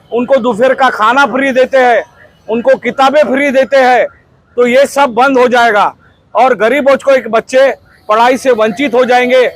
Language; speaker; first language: Hindi; non-native, local second language; Marathi